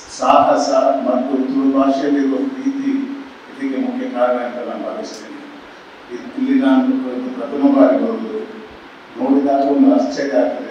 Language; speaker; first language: Kannada; non-native, local second language; Tulu